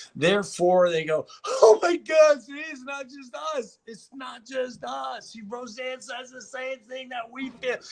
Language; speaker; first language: English; native; English